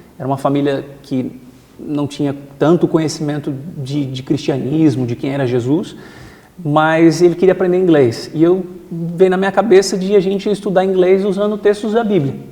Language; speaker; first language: Portuguese; native; Portuguese